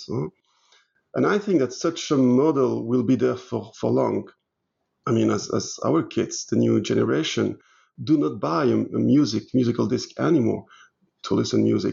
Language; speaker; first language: English; non-native, fluent; French